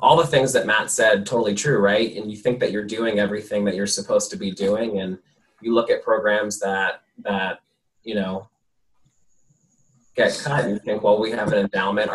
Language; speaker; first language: English; native; English